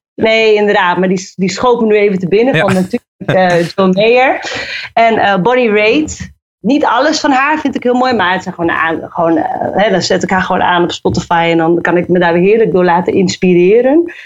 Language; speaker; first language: Dutch; native; Dutch